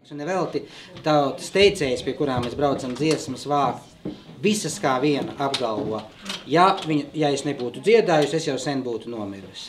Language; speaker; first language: Latvian; native; Latvian